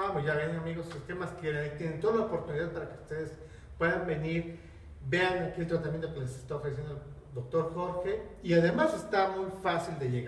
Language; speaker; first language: Spanish; native; Spanish